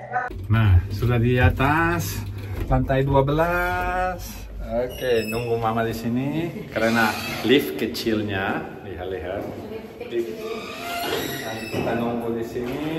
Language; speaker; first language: Indonesian; non-native, learner; Catalan